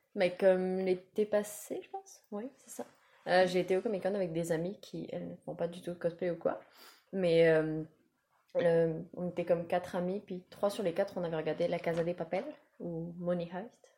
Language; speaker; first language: French; non-native, fluent; English